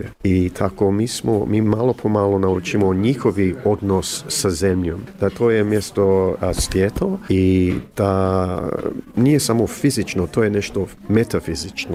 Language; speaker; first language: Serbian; early bilingual, heritage; English